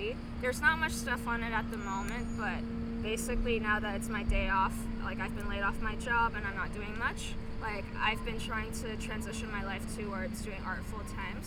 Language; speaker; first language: English; native; English